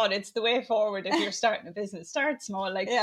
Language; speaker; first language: English; native; English